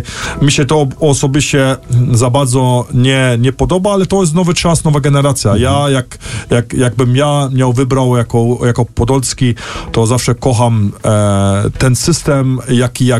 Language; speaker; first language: Polish; early bilingual, heritage; Polish